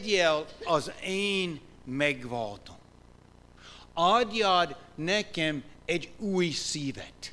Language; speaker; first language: Hungarian; non-native, fluent; English